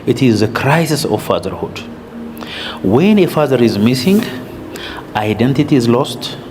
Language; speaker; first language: English; non-native, local second language; Amharic